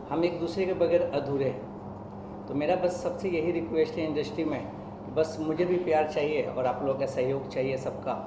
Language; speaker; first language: Hindi; native; Hindi